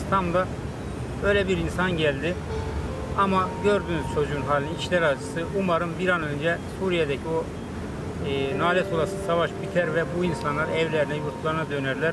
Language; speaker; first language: Turkish; native; Turkish